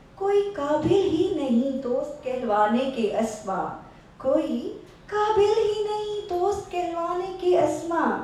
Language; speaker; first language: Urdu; non-native, local second language; Saraiki